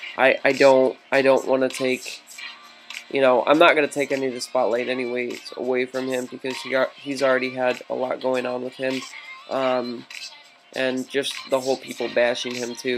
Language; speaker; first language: English; native; English